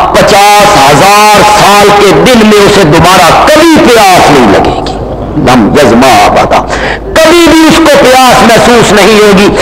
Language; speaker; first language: Urdu; non-native, local second language; Punjabi